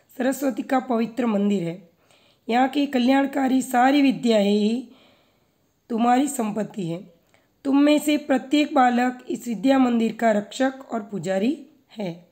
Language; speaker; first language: Hindi; non-native, local second language; Gujarati